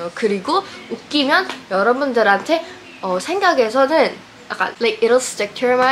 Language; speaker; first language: Korean; non-native, fluent; English